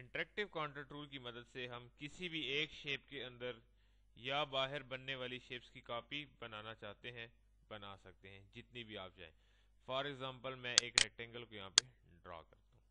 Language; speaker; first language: Urdu; native; Urdu